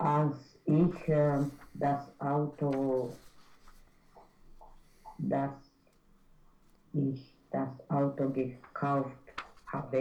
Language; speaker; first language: German; non-native, learner; Romanian